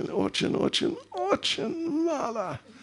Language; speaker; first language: Russian; non-native, learner; English